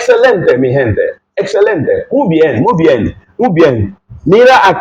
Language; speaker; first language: Spanish; non-native, learner; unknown